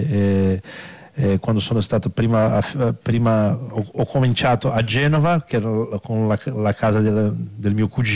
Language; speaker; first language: Italian; non-native, fluent; Portuguese